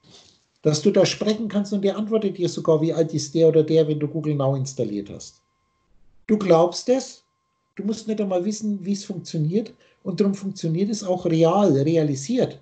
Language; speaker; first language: German; native; German